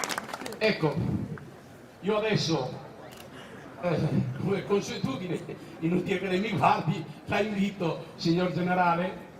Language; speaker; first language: Italian; native; Italian